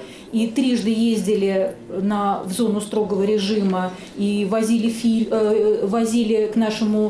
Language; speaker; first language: Russian; native; Russian